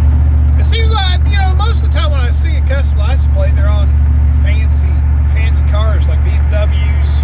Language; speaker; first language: English; native; English